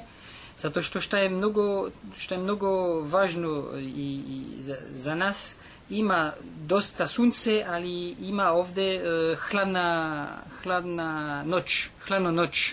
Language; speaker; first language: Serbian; non-native, learner; French